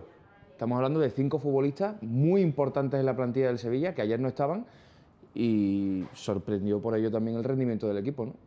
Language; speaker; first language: Spanish; native; Spanish